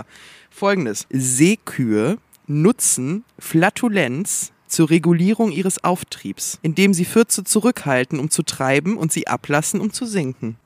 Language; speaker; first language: German; native; German